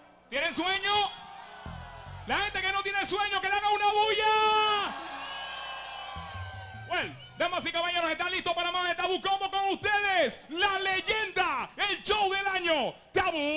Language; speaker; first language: Spanish; native; Spanish